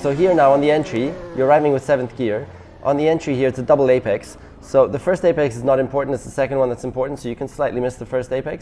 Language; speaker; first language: English; non-native, fluent; German